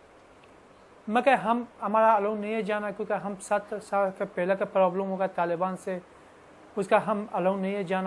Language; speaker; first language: Hindi; non-native, learner; Persian